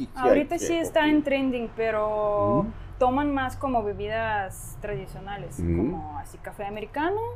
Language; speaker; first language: Spanish; non-native, fluent; Ukrainian